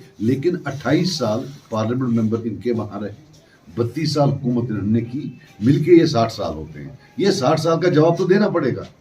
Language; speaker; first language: Urdu; non-native, local second language; Kashmiri